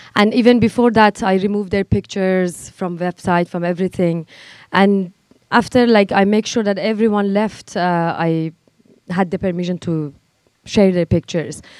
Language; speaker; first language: English; non-native, fluent; Persian